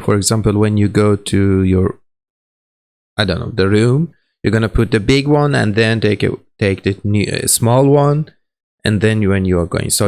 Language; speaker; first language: English; non-native, learner; Persian